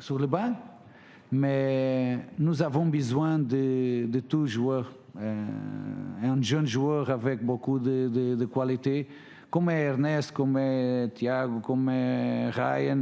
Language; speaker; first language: French; non-native, fluent; Portuguese